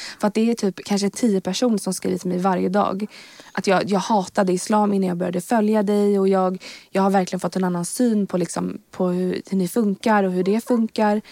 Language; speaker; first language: Swedish; native; Swedish